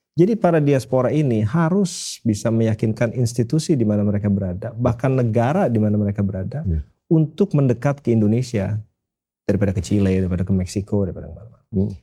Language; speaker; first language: Indonesian; native; Indonesian